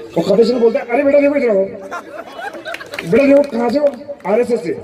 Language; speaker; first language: Hindi; native; Hindi